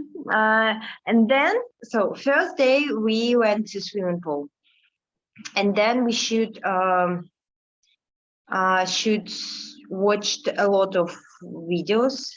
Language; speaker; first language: English; non-native, learner; Russian